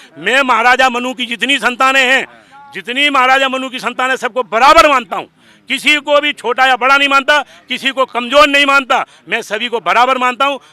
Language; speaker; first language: Hindi; native; Hindi